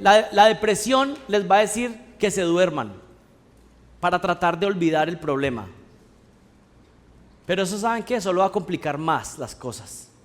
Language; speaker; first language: Spanish; native; Spanish